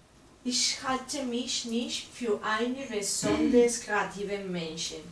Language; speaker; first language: German; non-native, learner; Spanish